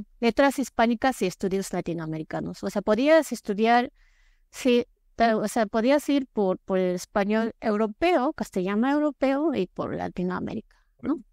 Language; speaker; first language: Spanish; non-native, fluent; Japanese